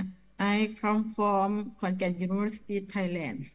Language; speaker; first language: English; non-native, learner; Thai